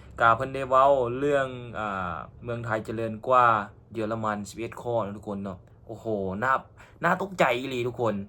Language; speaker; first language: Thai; non-native, local second language; Northeastern Thai